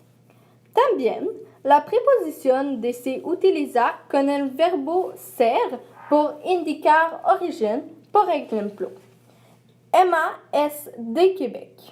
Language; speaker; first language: Spanish; non-native, learner; French